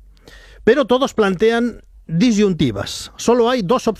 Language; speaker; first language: Spanish; native; Spanish